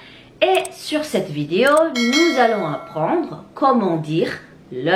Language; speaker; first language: French; non-native, fluent; Indonesian